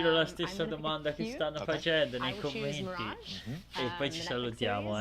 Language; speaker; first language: Italian; native; Italian